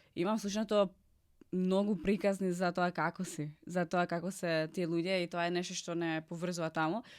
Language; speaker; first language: Macedonian; non-native, fluent; Czech